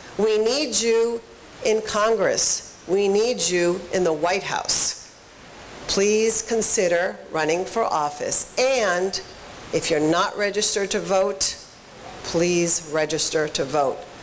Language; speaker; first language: English; early bilingual, other home language; Spanish